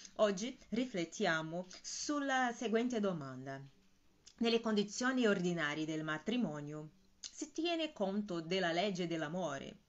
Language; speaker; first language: Italian; non-native, fluent; Portuguese